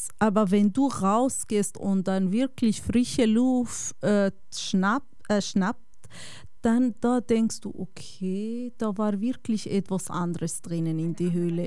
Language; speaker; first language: German; non-native, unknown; Kurdish